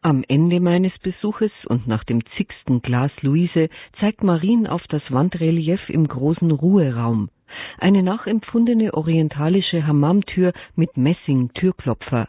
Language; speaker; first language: German; native; German